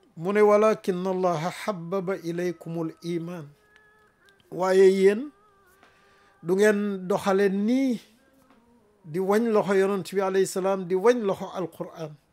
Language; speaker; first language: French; non-native, local second language; Wolof